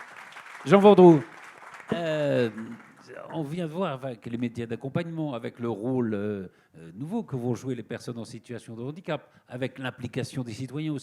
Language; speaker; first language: French; native; French